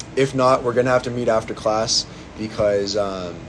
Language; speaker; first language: English; native; English